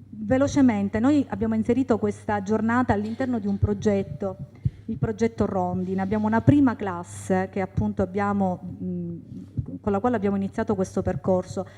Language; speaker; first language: Italian; native; Italian